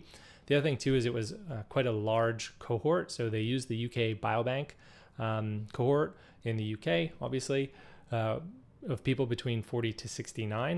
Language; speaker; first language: English; native; English